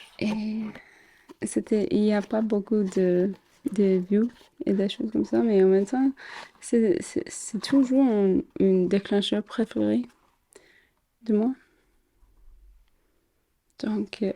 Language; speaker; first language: French; non-native, fluent; English